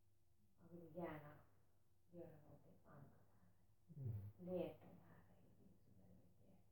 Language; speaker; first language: Swedish; non-native, local second language; Finnish